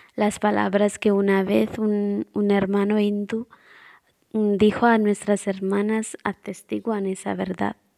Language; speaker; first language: Spanish; non-native, fluent; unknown